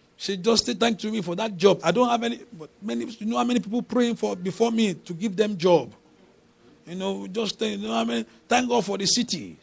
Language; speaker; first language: English; non-native, local second language; Yoruba